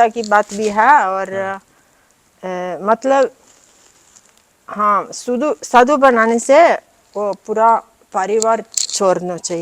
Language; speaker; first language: Hindi; non-native, learner; Italian